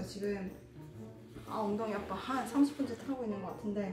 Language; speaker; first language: Korean; native; Korean